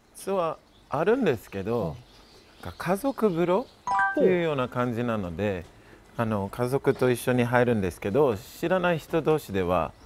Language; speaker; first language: Japanese; non-native, fluent; English